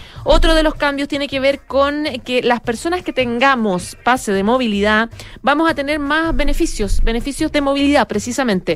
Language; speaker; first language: Spanish; native; Spanish